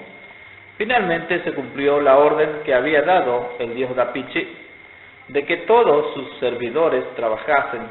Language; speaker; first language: Spanish; non-native, local second language; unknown